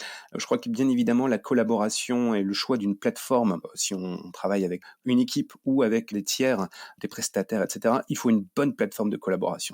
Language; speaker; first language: French; native; French